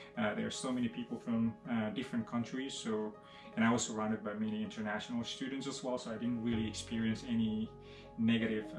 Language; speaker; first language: English; non-native, fluent; Indonesian